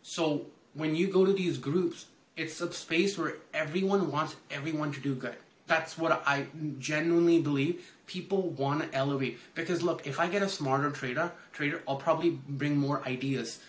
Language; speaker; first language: English; early bilingual, other home language; Hindi